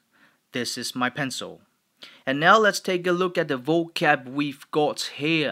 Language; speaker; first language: English; non-native, fluent; Chinese